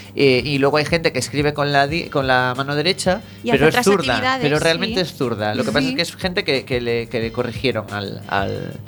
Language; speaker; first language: Spanish; native; Spanish